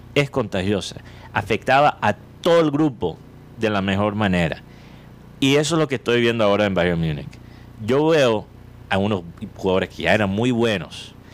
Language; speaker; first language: Spanish; native; Spanish